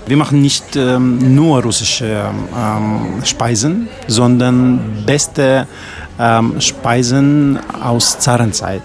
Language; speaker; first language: German; non-native, learner; Russian